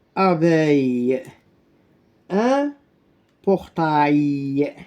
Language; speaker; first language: French; non-native, local second language; Arabic